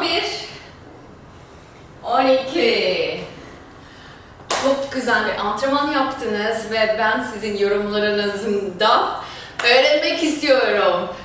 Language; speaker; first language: Turkish; non-native, fluent; German